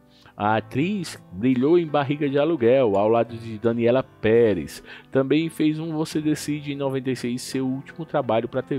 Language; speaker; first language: Portuguese; native; Portuguese